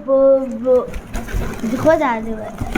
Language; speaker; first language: Arabic; native; Arabic